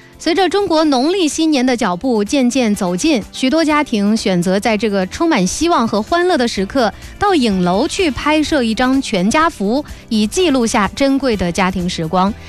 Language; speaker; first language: Chinese; native; Chinese